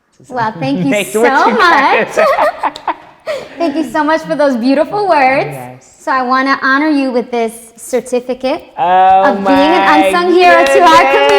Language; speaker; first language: English; native; English